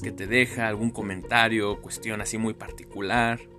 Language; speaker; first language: Spanish; native; Spanish